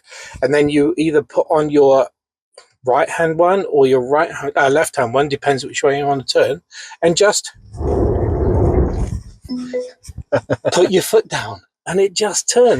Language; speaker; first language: English; native; English